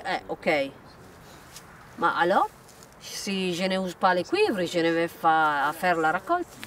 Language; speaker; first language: French; non-native, learner; Italian